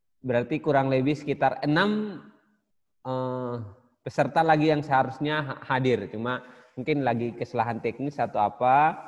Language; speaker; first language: Indonesian; native; Indonesian